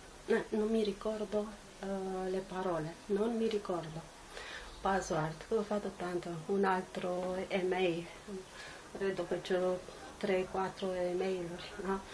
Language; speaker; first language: Italian; non-native, learner; Romanian